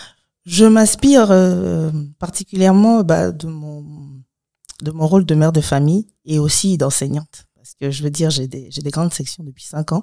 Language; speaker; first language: French; native; French